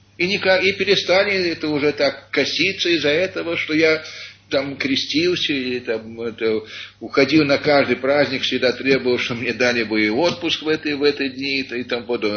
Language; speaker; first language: Russian; early bilingual, heritage; Russian